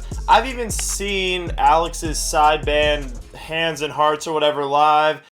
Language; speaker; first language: English; native; English